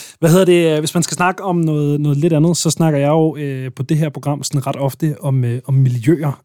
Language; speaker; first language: Danish; native; Danish